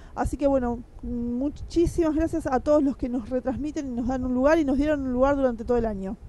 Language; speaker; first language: Spanish; native; Spanish